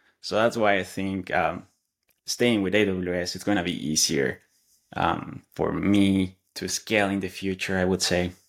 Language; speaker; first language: English; non-native, fluent; Spanish